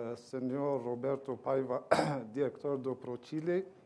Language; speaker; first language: Spanish; non-native, learner; Arabic